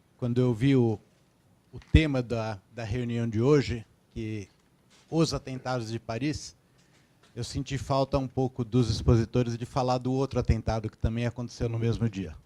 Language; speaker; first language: Portuguese; native; Portuguese